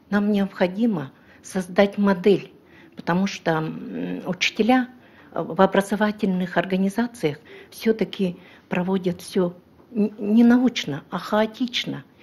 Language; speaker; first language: Russian; non-native, local second language; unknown